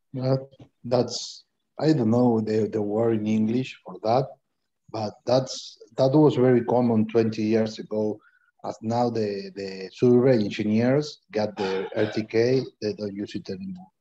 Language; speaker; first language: English; non-native, fluent; Spanish